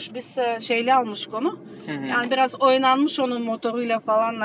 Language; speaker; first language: Turkish; early bilingual, heritage; Turkish